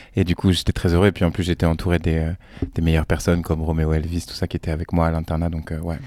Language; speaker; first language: French; native; French